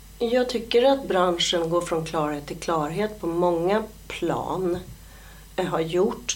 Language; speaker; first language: Swedish; early bilingual, other home language; Polish